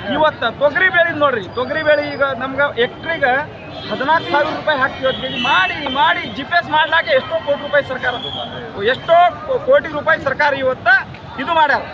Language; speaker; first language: Kannada; native; Kannada